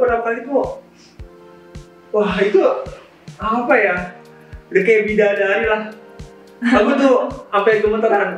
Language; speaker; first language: Indonesian; native; Indonesian